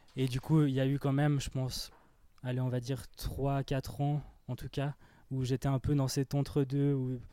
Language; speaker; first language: French; native; French